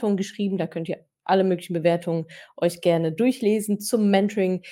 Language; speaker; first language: German; non-native, fluent; English